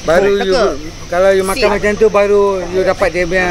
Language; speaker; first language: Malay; non-native, local second language; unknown